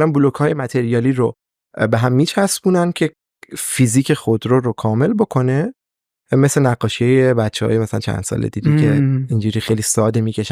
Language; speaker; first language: Persian; native; Persian